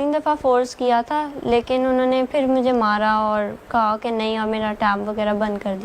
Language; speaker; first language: Urdu; native; Urdu